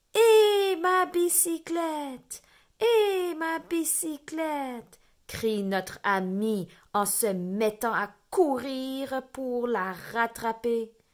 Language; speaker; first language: French; native; French